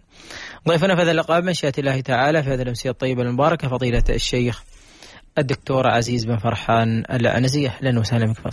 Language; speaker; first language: Arabic; native; Arabic